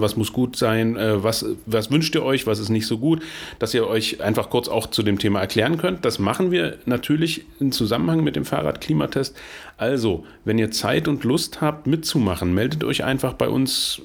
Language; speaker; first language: German; native; German